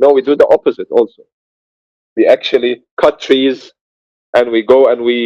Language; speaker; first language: English; non-native, fluent; Arabic